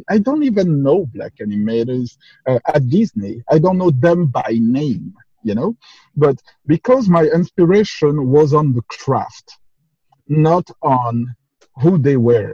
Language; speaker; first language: English; non-native, fluent; French